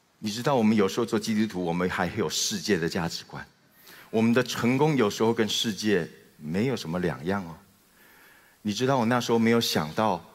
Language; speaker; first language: Chinese; native; Chinese